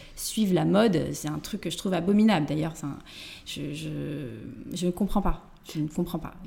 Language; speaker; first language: French; native; French